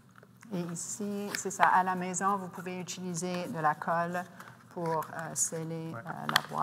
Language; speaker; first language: French; non-native, local second language; English